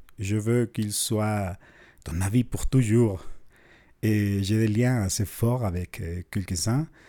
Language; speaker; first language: French; non-native, fluent; Spanish